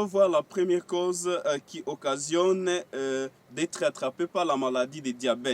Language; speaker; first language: French; non-native, local second language; Swahili